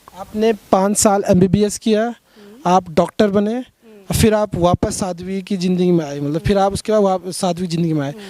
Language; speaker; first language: Hindi; native; Hindi